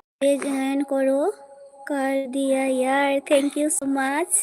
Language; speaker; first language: Hindi; non-native, local second language; Bangla